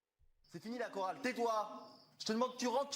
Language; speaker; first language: French; native; French